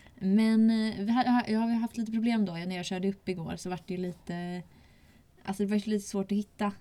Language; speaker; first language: Swedish; native; Swedish